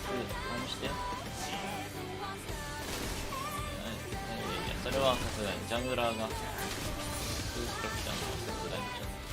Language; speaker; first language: Japanese; native; Japanese